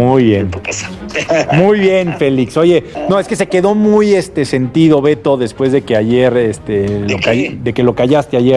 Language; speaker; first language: Spanish; native; Spanish